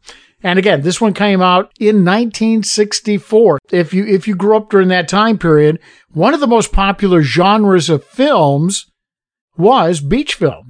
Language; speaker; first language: English; native; English